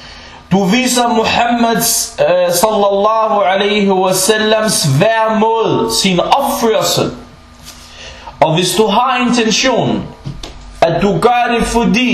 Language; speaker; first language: Danish; non-native, local second language; Arabic